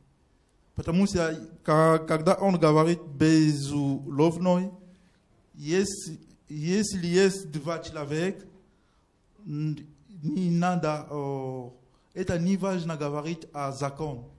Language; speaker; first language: Russian; non-native, learner; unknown